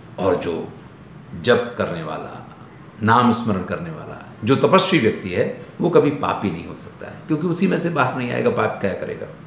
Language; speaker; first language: Hindi; native; Hindi